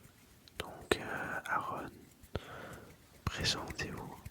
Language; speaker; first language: French; early bilingual, other home language; Dutch